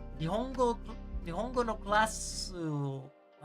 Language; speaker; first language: Japanese; non-native, learner; English